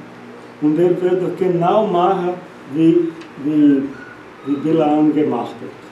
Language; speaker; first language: German; non-native, learner; Portuguese